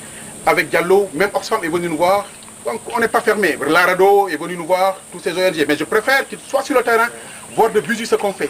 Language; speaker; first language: French; non-native, local second language; Wolof